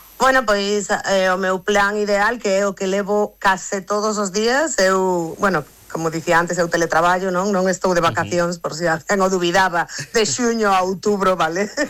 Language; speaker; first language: Galician; non-native, local second language; Spanish